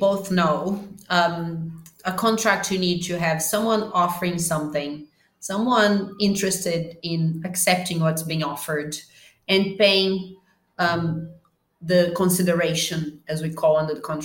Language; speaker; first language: English; non-native, fluent; Portuguese